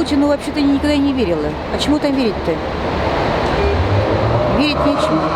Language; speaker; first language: Russian; non-native, local second language; Tatar